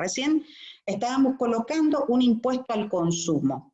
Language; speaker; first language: Spanish; native; Spanish